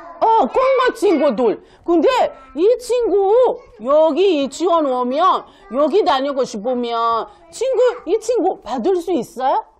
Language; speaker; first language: Korean; non-native, learner; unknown